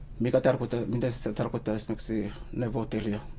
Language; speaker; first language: Finnish; non-native, learner; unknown